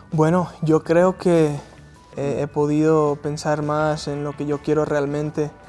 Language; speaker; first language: Spanish; non-native, fluent; English